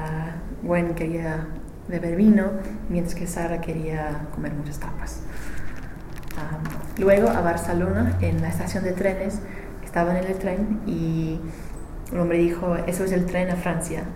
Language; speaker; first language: Spanish; non-native, learner; English